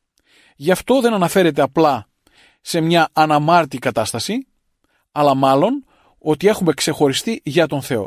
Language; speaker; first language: Greek; native; Greek